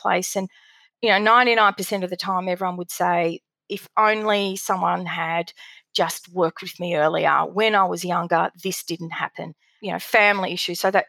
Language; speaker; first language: English; early bilingual, other home language; Greek